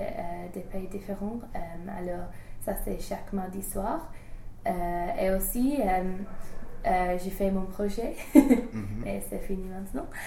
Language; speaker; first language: French; non-native, fluent; English